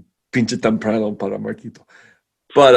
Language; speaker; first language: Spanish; non-native, fluent; English